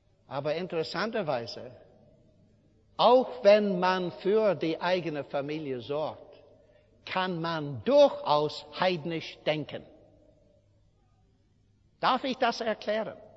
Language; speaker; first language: German; non-native, fluent; English